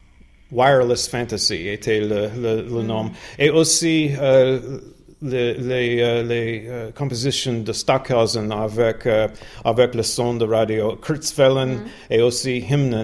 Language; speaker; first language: French; non-native, learner; English